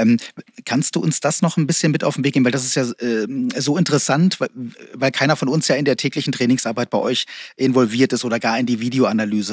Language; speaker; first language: German; native; German